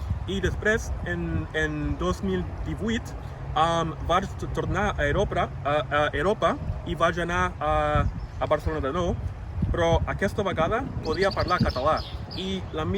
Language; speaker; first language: Catalan; non-native, fluent; English